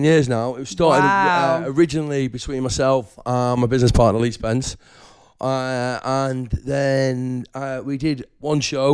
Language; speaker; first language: English; native; English